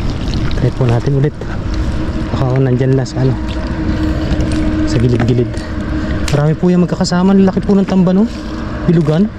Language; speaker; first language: Filipino; native; Filipino